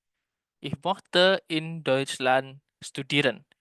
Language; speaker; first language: German; non-native, fluent; Indonesian